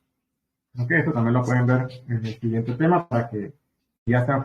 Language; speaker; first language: Spanish; native; Spanish